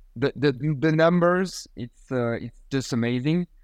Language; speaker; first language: English; non-native, fluent; French